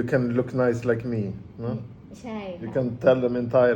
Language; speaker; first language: English; non-native, learner; Swedish